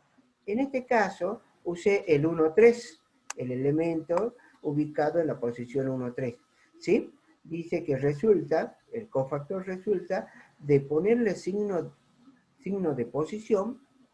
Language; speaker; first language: Spanish; native; Spanish